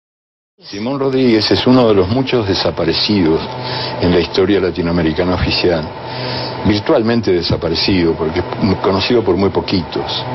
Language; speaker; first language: Spanish; native; Spanish